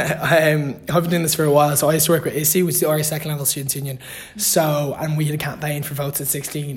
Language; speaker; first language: English; native; English